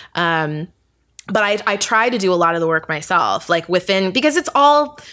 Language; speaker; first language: English; native; English